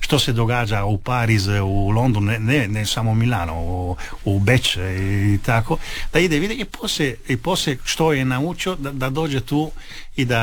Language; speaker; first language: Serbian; non-native, learner; Italian